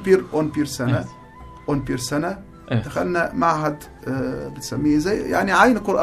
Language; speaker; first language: Arabic; native; Arabic